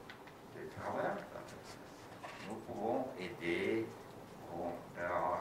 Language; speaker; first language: French; non-native, fluent; Portuguese